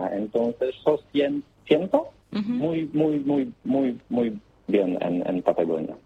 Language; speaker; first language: Spanish; non-native, learner; Polish